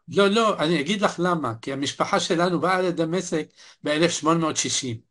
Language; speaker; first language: Hebrew; non-native, fluent; Arabic